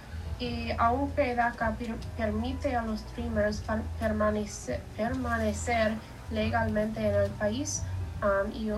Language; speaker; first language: Spanish; non-native, learner; English